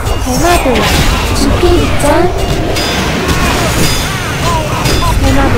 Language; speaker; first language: Korean; native; Korean